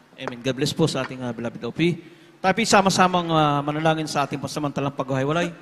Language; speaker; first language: Filipino; native; Filipino